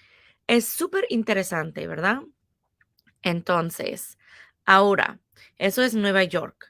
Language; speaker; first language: Spanish; non-native, fluent; English